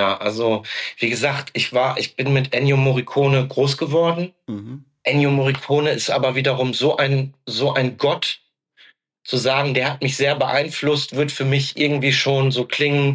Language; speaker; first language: German; native; German